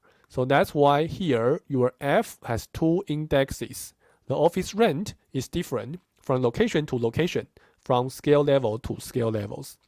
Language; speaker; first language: English; non-native, fluent; Chinese